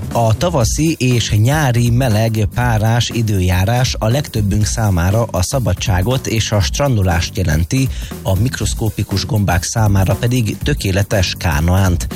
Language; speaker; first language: Hungarian; native; Hungarian